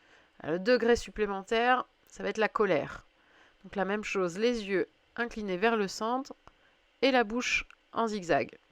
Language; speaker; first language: French; native; French